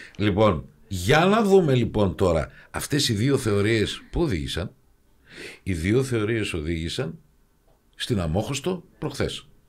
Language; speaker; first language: Greek; native; Greek